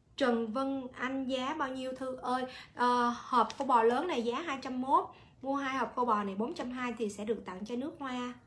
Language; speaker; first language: Vietnamese; native; Vietnamese